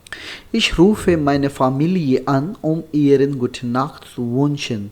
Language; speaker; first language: German; non-native, learner; Urdu